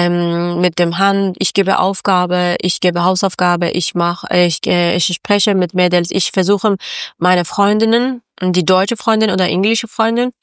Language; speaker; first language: German; non-native, learner; Persian